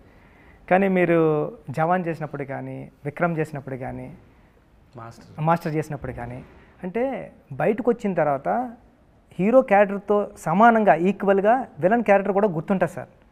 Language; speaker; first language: Telugu; native; Telugu